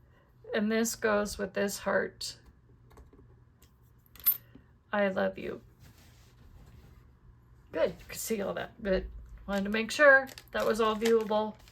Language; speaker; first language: English; native; English